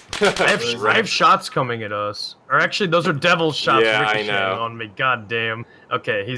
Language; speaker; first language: English; native; English